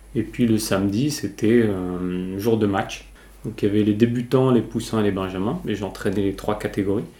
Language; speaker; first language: French; early bilingual, other home language; Kabyle